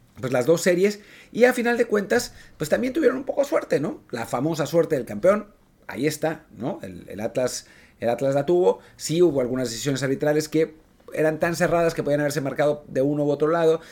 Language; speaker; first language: Spanish; native; Spanish